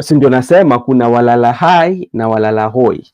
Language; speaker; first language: Swahili; non-native, local second language; Luo (Kenya and Tanzania)